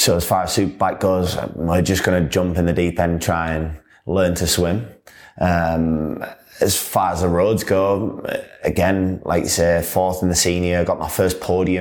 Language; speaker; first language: English; native; English